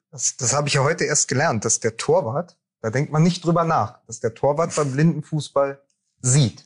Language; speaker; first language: German; native; German